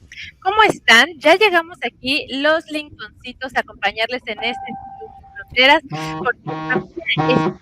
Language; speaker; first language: Spanish; native; Spanish